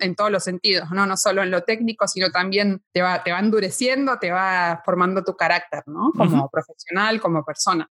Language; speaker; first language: Spanish; native; Spanish